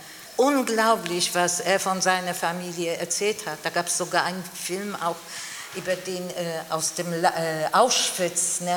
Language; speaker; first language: German; non-native, fluent; Polish